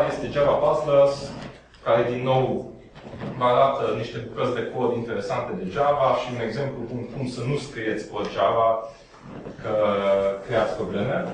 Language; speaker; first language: Romanian; non-native, local second language; Hungarian